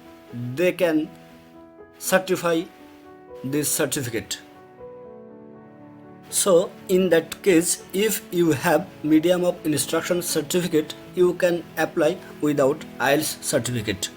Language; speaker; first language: English; non-native, fluent; Bangla